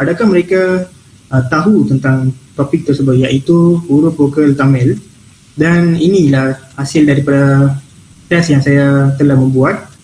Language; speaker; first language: Malay; non-native, local second language; Tamil